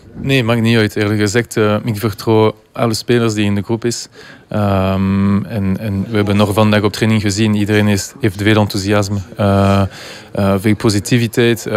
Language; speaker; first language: Dutch; non-native, local second language; French